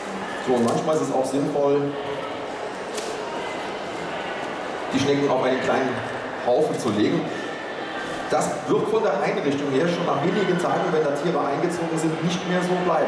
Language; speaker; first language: German; native; German